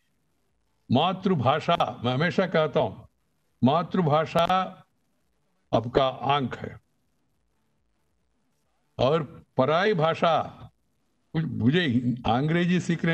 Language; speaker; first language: Hindi; non-native, local second language; Telugu